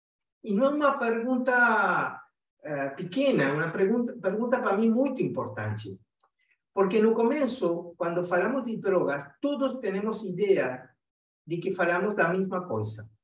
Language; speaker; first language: Portuguese; non-native, fluent; Spanish